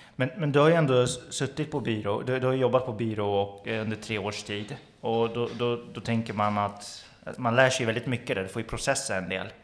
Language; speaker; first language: Swedish; native; Swedish